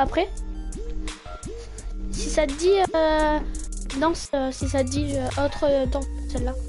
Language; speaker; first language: French; native; French